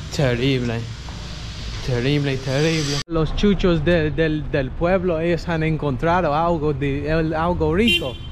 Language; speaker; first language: Spanish; non-native, learner; English